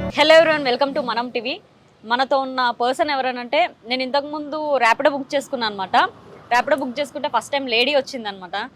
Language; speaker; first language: Telugu; native; Telugu